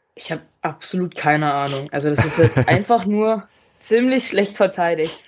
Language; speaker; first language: German; native; German